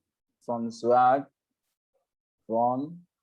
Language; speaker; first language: German; non-native, learner; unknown